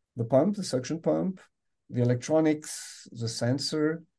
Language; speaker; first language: English; non-native, fluent; French